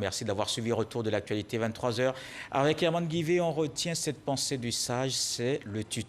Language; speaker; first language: French; native; French